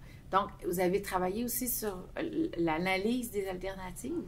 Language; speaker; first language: French; native; French